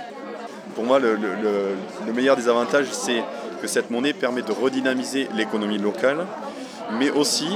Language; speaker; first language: French; native; French